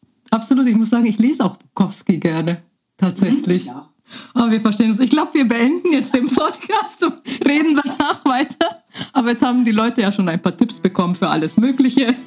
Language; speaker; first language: German; native; German